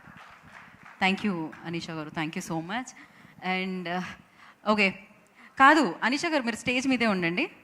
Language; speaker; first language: Telugu; native; Telugu